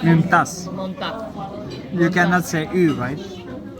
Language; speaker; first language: English; non-native, learner; Turkish